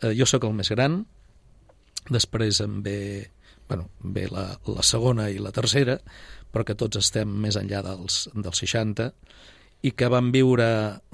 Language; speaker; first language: Catalan; native; Catalan